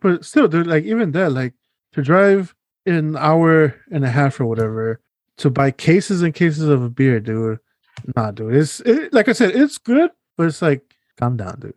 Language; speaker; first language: English; early bilingual, other home language; Spanish